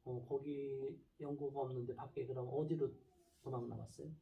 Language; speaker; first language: Korean; native; Korean